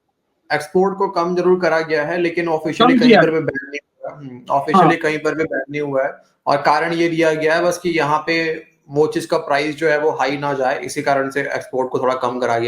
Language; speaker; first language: Hindi; native; Hindi